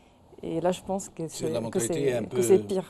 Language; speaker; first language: French; non-native, local second language; Arabic